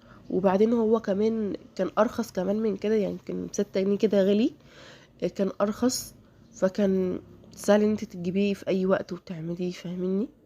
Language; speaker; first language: Arabic; native; Arabic